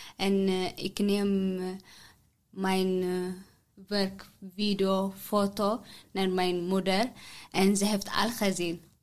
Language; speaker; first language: Dutch; non-native, learner; Tigrinya